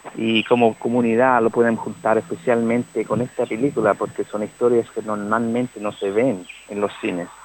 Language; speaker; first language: Spanish; early bilingual, heritage; Spanish